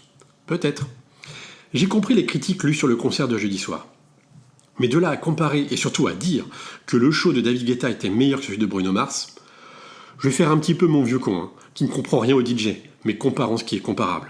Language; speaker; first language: French; native; French